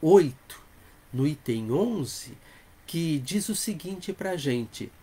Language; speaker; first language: Portuguese; native; Portuguese